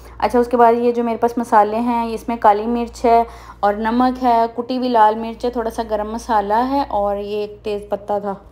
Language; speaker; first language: Urdu; native; Urdu